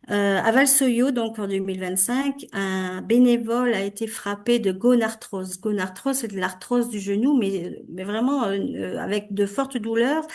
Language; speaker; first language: French; native; French